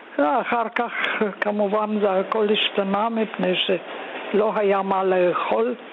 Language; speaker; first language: Hebrew; non-native, fluent; Polish